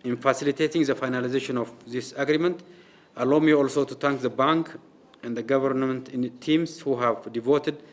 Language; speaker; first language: English; non-native, local second language; Amharic